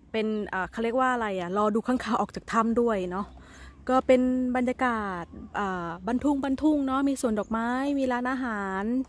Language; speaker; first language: Thai; native; Thai